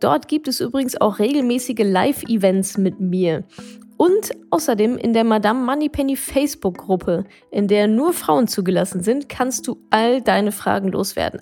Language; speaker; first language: German; native; German